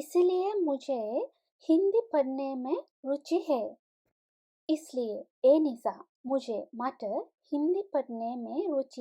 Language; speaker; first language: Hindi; non-native, fluent; Sinhala